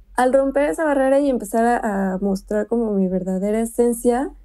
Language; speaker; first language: Spanish; native; Spanish